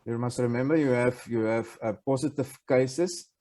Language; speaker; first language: English; non-native, local second language; Afrikaans